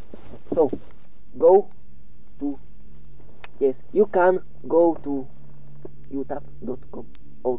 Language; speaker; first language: English; non-native, learner; Slovak